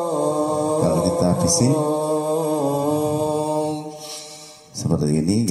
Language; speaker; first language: Indonesian; native; Indonesian